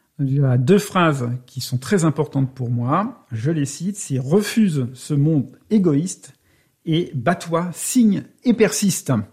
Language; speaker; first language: French; native; French